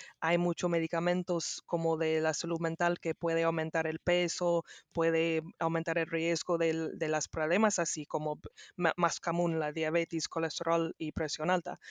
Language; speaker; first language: Spanish; non-native, learner; English